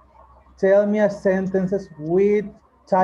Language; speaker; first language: English; non-native, learner; Spanish